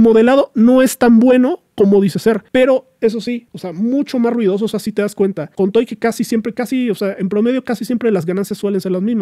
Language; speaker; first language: Spanish; native; Spanish